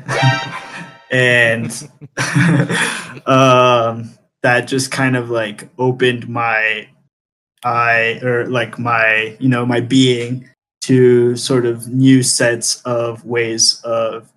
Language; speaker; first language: English; early bilingual, other home language; Spanish